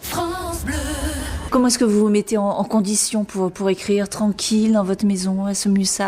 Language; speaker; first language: French; native; French